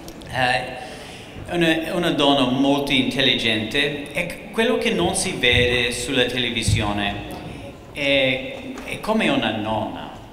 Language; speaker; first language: Italian; non-native, learner; English